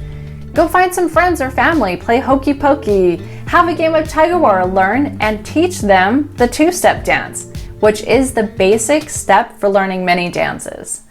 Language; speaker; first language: English; native; English